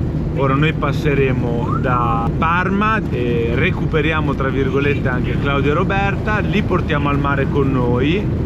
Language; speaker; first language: Italian; native; Italian